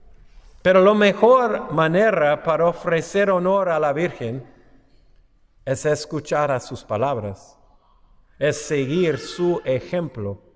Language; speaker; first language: Spanish; non-native, fluent; English